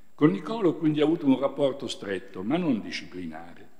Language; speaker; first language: Italian; native; Italian